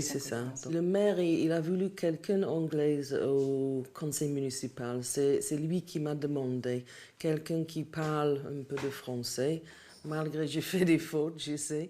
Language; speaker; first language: French; non-native, learner; English